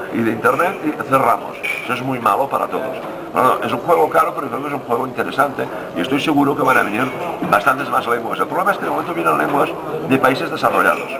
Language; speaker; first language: Spanish; non-native, local second language; Catalan